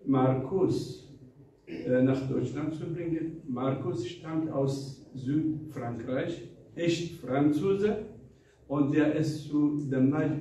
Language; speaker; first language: German; non-native, fluent; Arabic